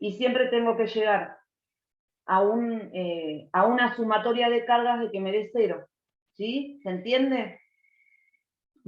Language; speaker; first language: Spanish; native; Spanish